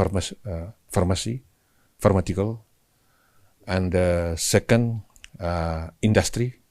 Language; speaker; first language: English; non-native, learner; Indonesian